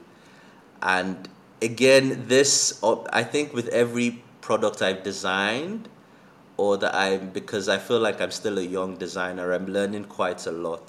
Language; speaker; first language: English; non-native, local second language; Yoruba